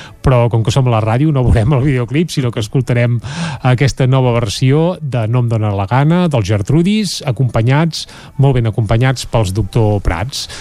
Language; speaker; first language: Catalan; native; Catalan